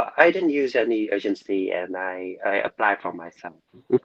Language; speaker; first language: English; non-native, learner; Vietnamese